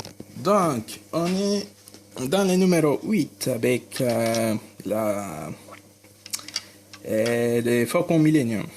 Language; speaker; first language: French; non-native, fluent; Spanish